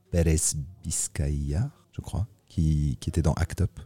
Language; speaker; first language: French; native; French